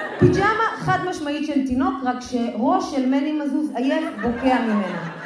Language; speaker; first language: Hebrew; native; Hebrew